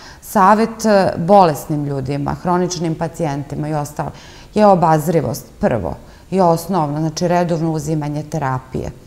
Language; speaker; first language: Serbian; native; Serbian